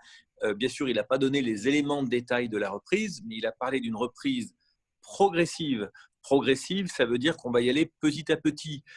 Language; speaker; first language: French; native; French